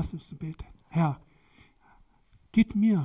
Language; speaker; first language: German; non-native, learner; Korean